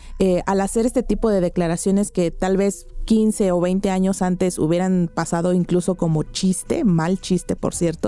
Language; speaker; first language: Spanish; native; Spanish